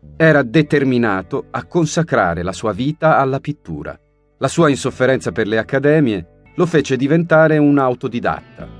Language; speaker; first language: Italian; native; Italian